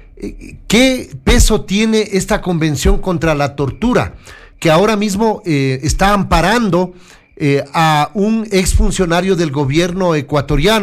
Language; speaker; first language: Spanish; native; Spanish